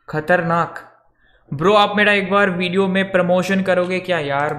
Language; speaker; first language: Hindi; non-native, local second language; Bangla